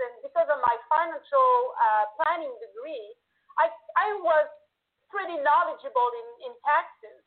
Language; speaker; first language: English; non-native, fluent; French